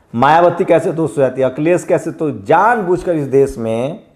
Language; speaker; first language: Hindi; native; Hindi